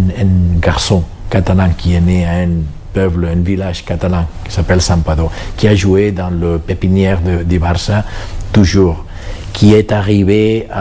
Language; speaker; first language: French; non-native, fluent; Catalan